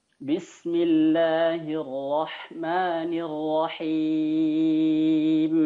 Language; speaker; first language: Arabic; non-native, fluent; Indonesian